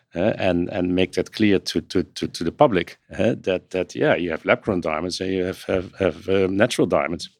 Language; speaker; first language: English; non-native, fluent; Dutch